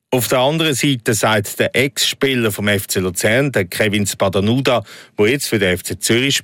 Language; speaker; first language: German; native; German